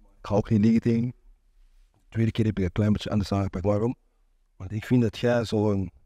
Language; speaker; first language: Dutch; non-native, local second language; French